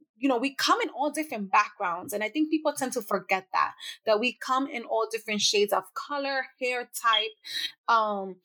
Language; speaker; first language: English; native; English